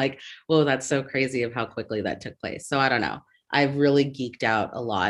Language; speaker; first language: English; native; English